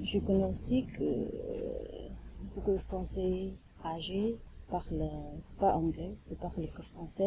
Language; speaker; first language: French; non-native, learner; Chinese